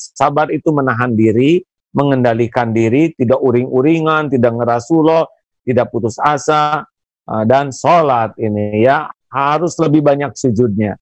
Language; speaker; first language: Indonesian; non-native, local second language; Sundanese